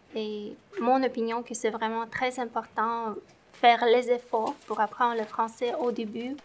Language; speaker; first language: French; non-native, fluent; Romanian